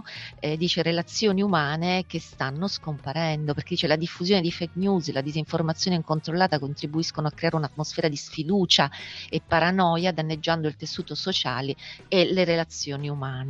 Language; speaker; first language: Italian; native; Italian